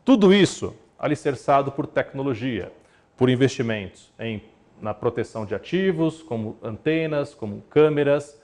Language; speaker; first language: Portuguese; native; Portuguese